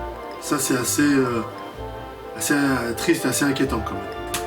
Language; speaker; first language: French; native; French